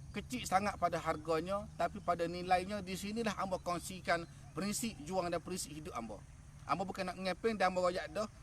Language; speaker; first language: Malay; native; Malay